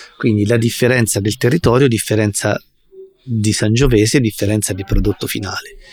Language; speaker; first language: Italian; native; Italian